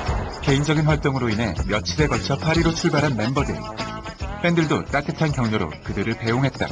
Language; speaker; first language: Korean; native; Korean